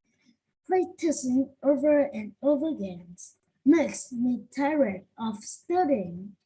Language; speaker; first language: English; non-native, learner; Vietnamese